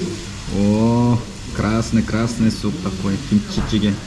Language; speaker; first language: Russian; non-native, fluent; Korean